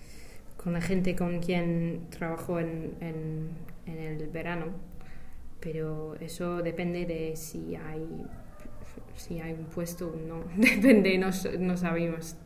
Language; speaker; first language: Spanish; non-native, fluent; English